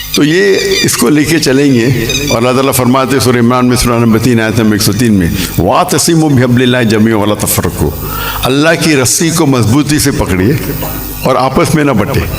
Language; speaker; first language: Urdu; non-native, local second language; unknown